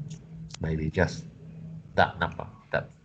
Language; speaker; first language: English; non-native, learner; Vietnamese